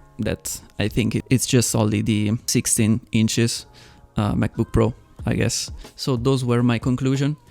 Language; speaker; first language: English; non-native, fluent; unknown